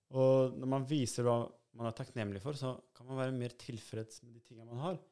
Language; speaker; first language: Norwegian; early bilingual, other home language; Albanian